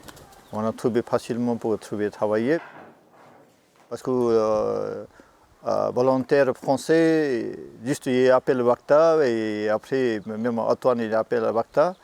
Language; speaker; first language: French; non-native, learner; Nepali